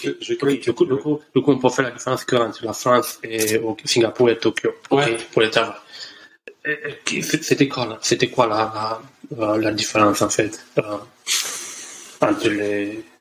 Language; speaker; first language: French; non-native, learner; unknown